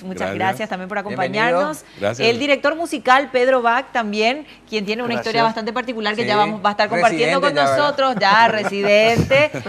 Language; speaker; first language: Spanish; native; Spanish